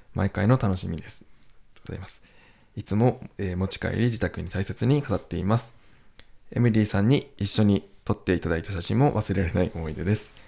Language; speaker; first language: Japanese; native; Japanese